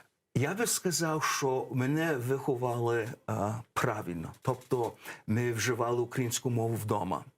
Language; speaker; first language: Ukrainian; early bilingual, heritage; English